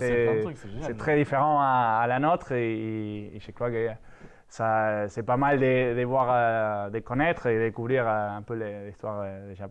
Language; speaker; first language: French; non-native, fluent; Spanish